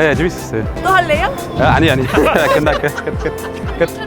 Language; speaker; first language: Korean; non-native, learner; French